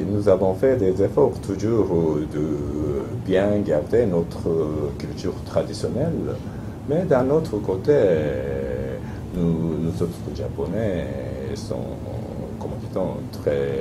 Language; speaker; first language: French; non-native, fluent; Japanese